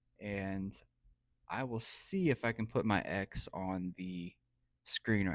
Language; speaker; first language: English; native; English